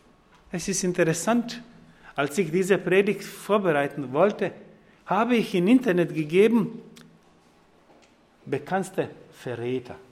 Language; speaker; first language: German; non-native, fluent; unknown